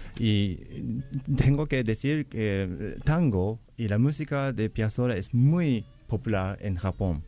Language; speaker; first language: Spanish; non-native, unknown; Japanese